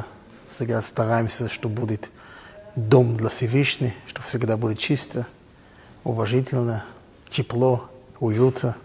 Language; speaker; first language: Russian; non-native, fluent; Hebrew